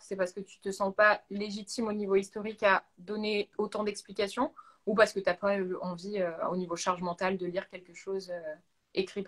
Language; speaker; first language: French; native; French